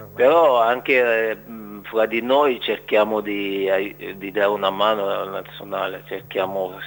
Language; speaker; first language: Italian; non-native, fluent; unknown